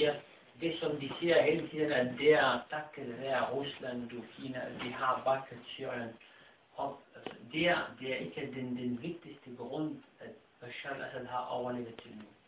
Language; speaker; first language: Danish; non-native, fluent; Arabic